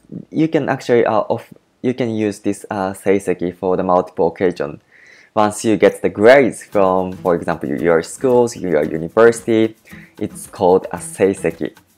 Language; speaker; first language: English; non-native, fluent; Japanese